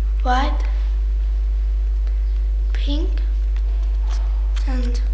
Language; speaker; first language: English; non-native, learner; German